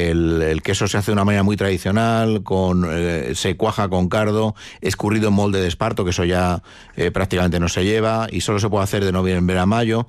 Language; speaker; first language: Spanish; native; Spanish